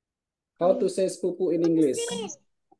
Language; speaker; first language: English; non-native, fluent; Indonesian